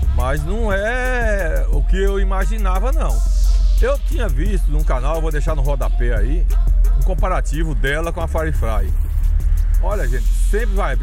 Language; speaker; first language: Portuguese; native; Portuguese